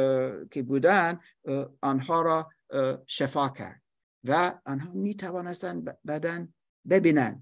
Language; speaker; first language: Persian; non-native, fluent; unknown